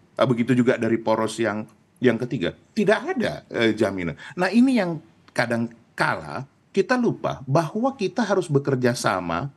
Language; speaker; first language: Indonesian; native; Indonesian